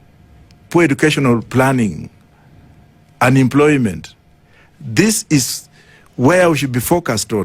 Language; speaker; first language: English; non-native, local second language; Luyia